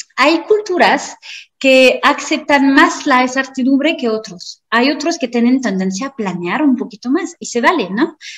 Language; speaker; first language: Spanish; non-native, fluent; French